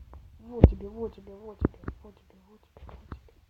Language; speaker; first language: Russian; native; Russian